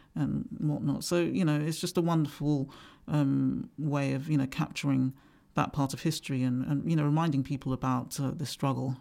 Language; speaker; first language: English; native; English